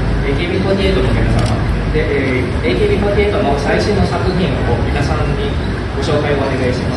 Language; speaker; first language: Japanese; non-native, local second language; Indonesian